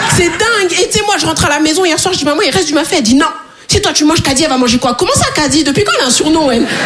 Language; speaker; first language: French; native; French